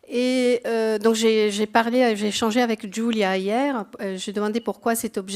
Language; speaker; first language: French; non-native, fluent; Italian